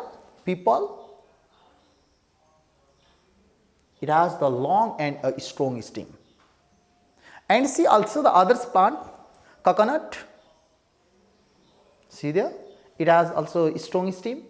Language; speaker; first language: English; non-native, local second language; Nepali